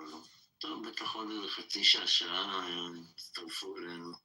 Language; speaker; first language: Hebrew; native; Hebrew